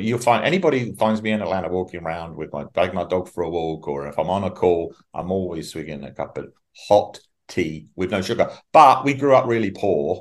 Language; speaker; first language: English; native; English